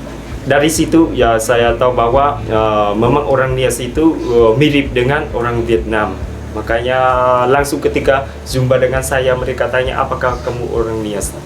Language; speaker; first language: Indonesian; non-native, fluent; Vietnamese